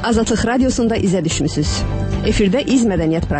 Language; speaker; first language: Azerbaijani; native; Azerbaijani